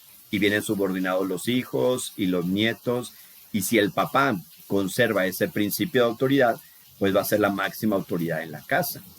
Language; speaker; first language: Spanish; native; Spanish